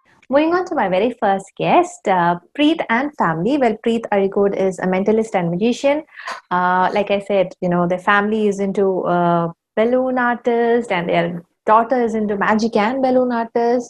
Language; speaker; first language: English; non-native, local second language; Malayalam